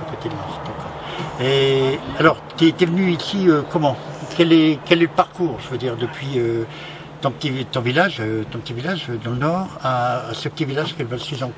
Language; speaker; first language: French; native; French